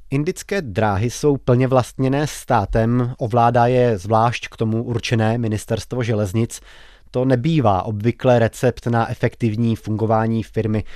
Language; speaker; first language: Czech; native; Czech